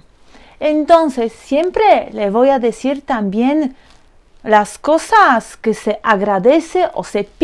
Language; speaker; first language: Spanish; non-native, fluent; Polish